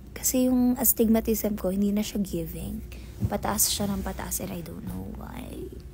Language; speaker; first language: Filipino; native; Filipino